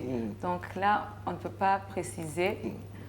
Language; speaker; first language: French; non-native, local second language; Rundi